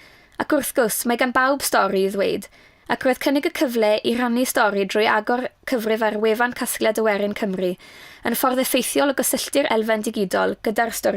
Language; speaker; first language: Welsh; native; Welsh